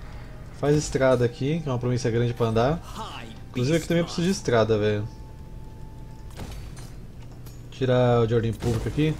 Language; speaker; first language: Portuguese; native; Portuguese